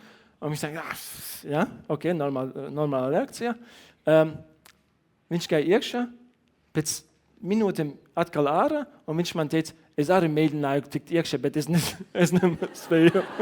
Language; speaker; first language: Latvian; non-native, learner; German